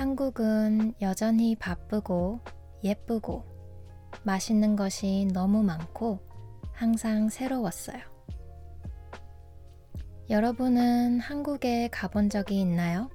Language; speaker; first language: Korean; non-native, fluent; English